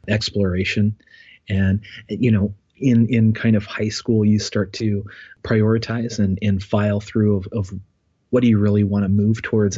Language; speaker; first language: English; native; English